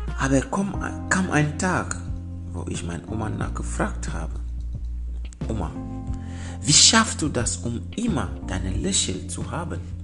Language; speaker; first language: German; non-native, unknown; French